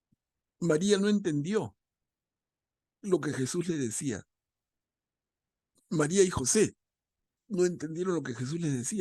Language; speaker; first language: Spanish; native; Spanish